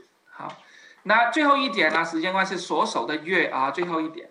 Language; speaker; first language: Chinese; native; Chinese